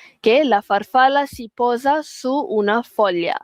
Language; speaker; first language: Italian; non-native, fluent; Malay